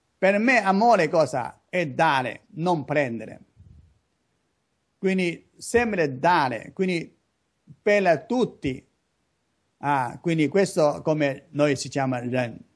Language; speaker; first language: Italian; non-native, learner; Chinese